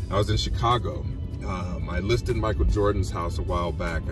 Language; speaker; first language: English; native; English